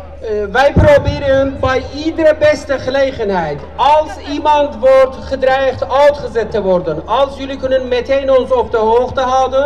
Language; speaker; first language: Dutch; non-native, fluent; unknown